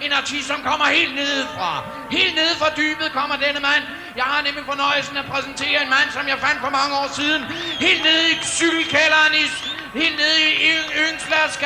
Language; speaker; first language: Danish; native; Danish